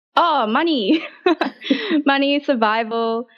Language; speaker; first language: English; native; English